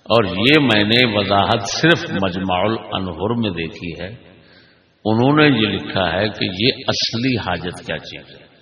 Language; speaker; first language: Urdu; non-native, local second language; Punjabi